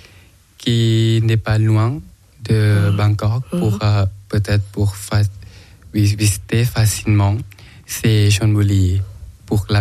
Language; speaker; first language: French; non-native, learner; Thai